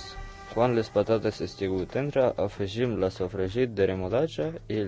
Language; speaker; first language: Catalan; non-native, learner; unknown